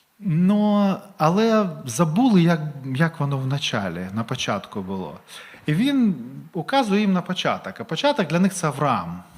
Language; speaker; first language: Ukrainian; non-native, local second language; Russian